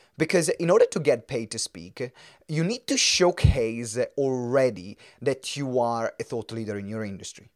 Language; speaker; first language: English; non-native, fluent; Italian